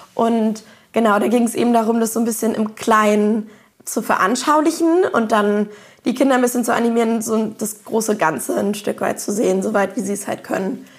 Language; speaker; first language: German; native; German